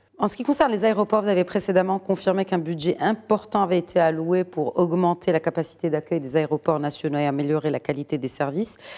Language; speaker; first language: French; non-native, local second language; Arabic